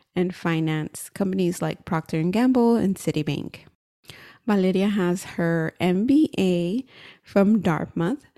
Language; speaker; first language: English; native; English